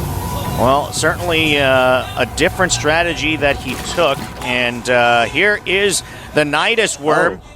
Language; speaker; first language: English; native; English